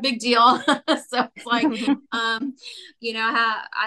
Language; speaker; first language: English; native; English